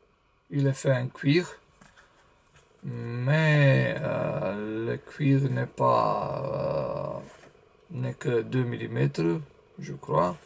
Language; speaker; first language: French; non-native, learner; Romanian